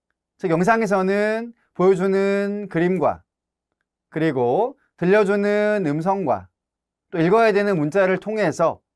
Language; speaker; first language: Korean; native; Korean